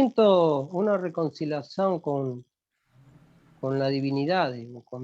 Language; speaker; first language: Portuguese; non-native, fluent; Spanish